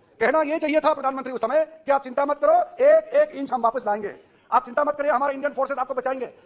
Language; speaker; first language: Hindi; non-native, local second language; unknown